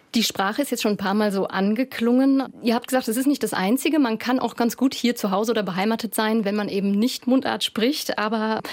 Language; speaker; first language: German; native; German